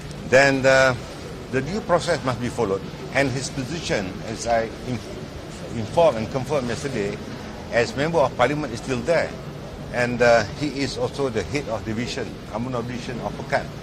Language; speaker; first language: English; non-native, local second language; Malay